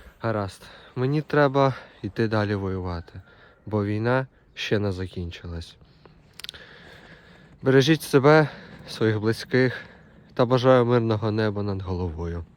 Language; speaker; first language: Ukrainian; native; Ukrainian